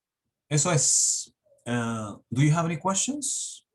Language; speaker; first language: English; non-native, fluent; Spanish